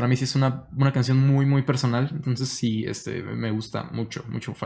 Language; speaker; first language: Spanish; native; Spanish